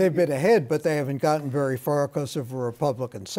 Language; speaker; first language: English; native; English